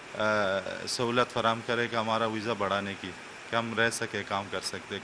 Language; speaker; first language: Hindi; non-native, fluent; Persian